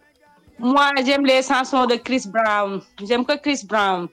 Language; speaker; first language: French; non-native, local second language; Wolof